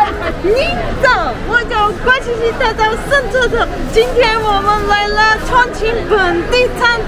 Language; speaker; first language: Chinese; non-native, learner; Armenian